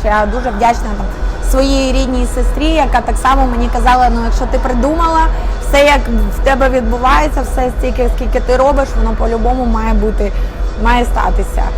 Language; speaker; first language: Ukrainian; native; Ukrainian